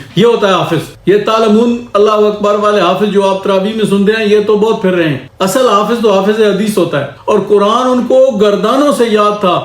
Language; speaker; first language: Urdu; non-native, local second language; Punjabi